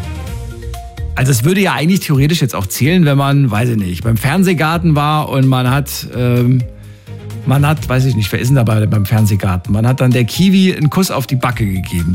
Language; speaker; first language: German; native; German